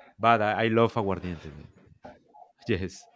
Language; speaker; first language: English; non-native, learner; Spanish